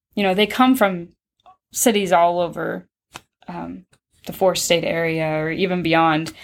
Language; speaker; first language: English; early bilingual, other home language; Spanish